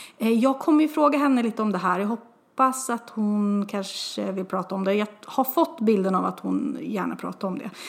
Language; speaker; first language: Swedish; native; Swedish